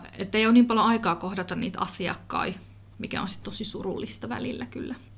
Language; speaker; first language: Finnish; early bilingual, other home language; Kurdish